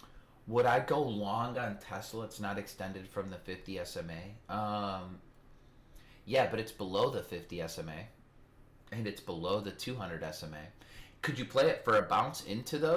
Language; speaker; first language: English; native; English